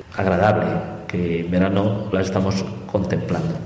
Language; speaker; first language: Spanish; native; Spanish